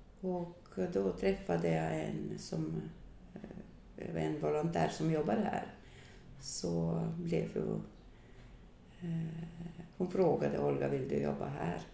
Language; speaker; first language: Swedish; non-native, fluent; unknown